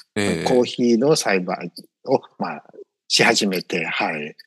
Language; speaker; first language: Japanese; non-native, fluent; English